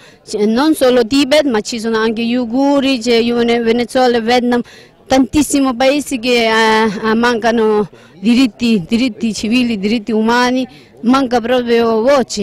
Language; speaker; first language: Italian; non-native, learner; Tibetan